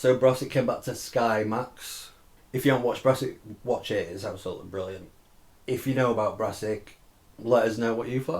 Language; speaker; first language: English; native; English